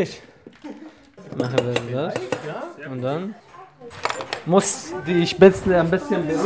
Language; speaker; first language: German; non-native, learner; Arabic